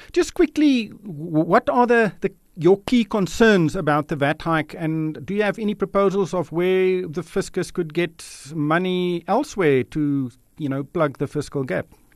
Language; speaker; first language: English; non-native, local second language; Afrikaans